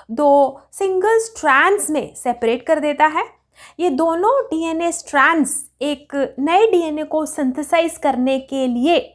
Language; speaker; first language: Hindi; native; Hindi